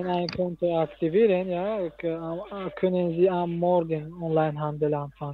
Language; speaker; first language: German; non-native, learner; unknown